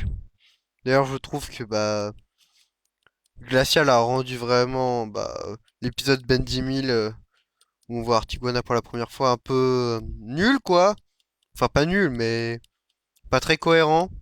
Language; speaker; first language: French; native; French